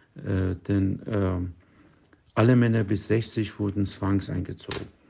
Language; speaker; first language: German; non-native, fluent; Persian